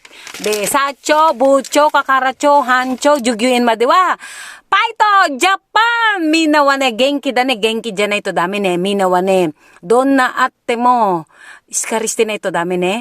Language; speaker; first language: Japanese; non-native, learner; Filipino